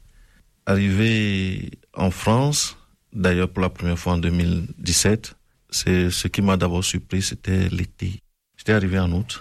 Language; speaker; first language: French; non-native, local second language; Ewe